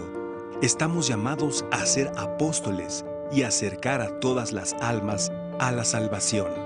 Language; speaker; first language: Spanish; native; Spanish